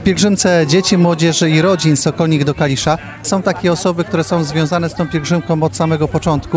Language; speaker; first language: Polish; native; Polish